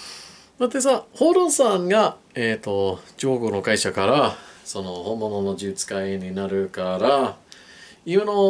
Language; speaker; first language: Japanese; non-native, learner; English